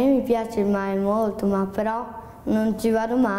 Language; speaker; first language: Italian; early bilingual, other home language; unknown